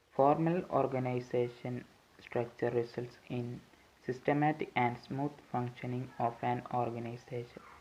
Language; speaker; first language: English; non-native, local second language; Malayalam